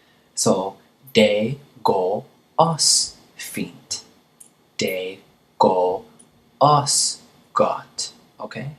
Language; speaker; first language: Danish; non-native, fluent; English